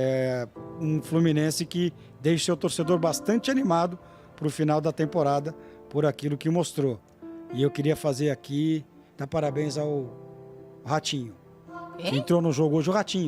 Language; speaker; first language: Portuguese; native; Portuguese